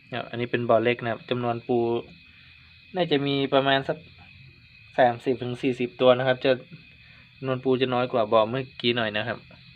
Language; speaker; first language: Thai; native; Thai